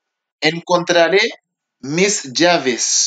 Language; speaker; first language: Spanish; non-native, learner; Haitian Creole